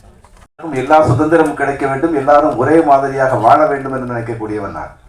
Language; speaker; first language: Tamil; native; Tamil